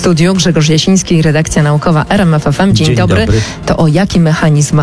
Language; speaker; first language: Polish; native; Polish